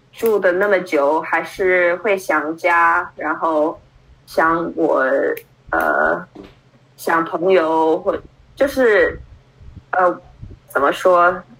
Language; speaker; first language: Chinese; non-native, fluent; English